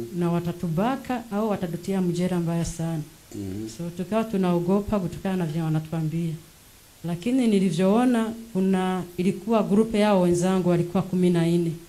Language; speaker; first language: Swahili; non-native, local second language; Rundi